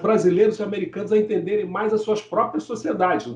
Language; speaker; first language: Portuguese; native; Portuguese